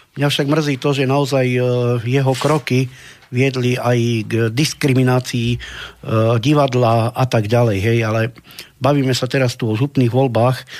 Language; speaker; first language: Slovak; non-native, local second language; Romany